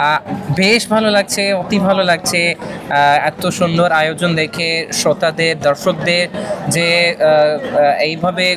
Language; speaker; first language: Bangla; non-native, fluent; Urdu